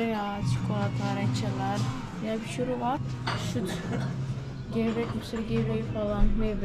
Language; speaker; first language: Turkish; non-native, learner; Indonesian